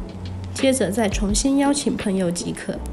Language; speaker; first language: Chinese; native; Chinese